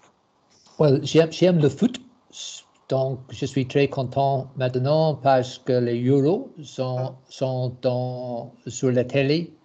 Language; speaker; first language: French; non-native, learner; English